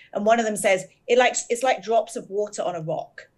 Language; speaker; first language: English; native; English